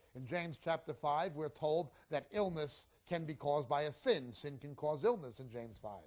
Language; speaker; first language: English; native; English